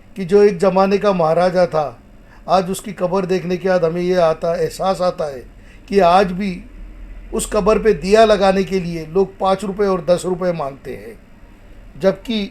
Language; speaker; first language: Hindi; non-native, local second language; Marathi